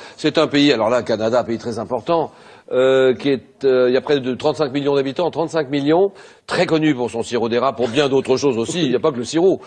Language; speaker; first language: French; native; French